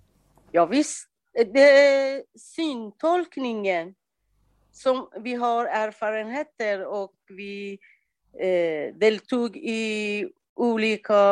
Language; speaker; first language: Swedish; non-native, learner; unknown